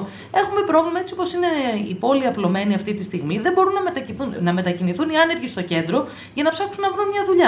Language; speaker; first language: Greek; native; Greek